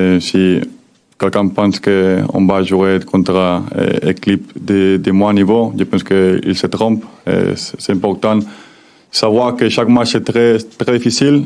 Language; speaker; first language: French; non-native, learner; Spanish